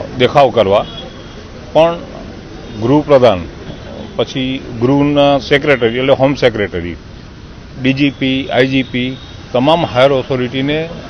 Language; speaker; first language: Gujarati; native; Gujarati